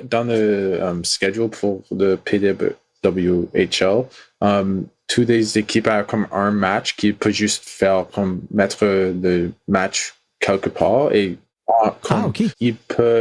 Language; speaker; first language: French; non-native, learner; English